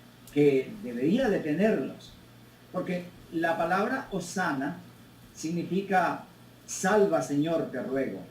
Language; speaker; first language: Spanish; native; Spanish